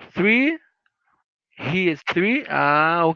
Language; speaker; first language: English; non-native, learner; Portuguese